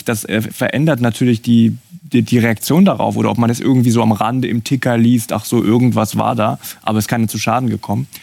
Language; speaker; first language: German; native; German